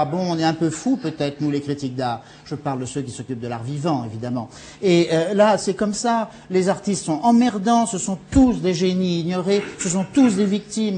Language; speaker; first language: French; native; French